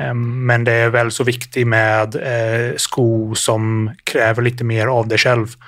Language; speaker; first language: Norwegian; non-native, fluent; English